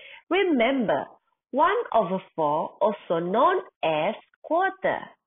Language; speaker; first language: English; non-native, local second language; Malay